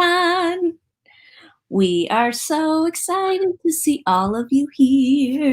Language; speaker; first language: English; native; English